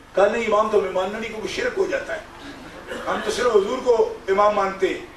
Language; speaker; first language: Urdu; non-native, local second language; Punjabi